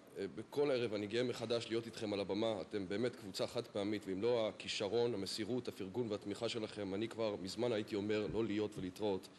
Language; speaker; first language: Hebrew; native; Hebrew